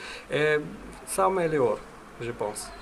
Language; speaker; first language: French; non-native, learner; Hungarian